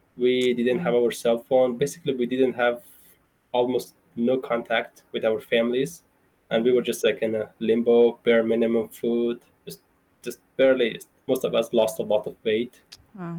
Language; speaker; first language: English; non-native, fluent; Persian